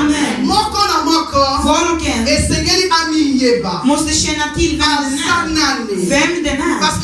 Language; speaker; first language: Swedish; non-native, learner; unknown